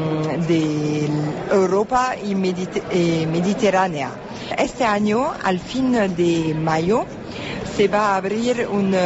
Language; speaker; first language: Spanish; non-native, learner; French